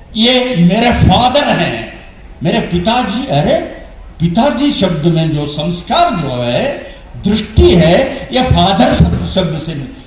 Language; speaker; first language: Hindi; non-native, local second language; Konkani